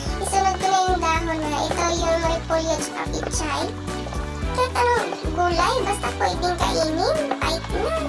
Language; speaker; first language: Filipino; non-native, local second language; Cebuano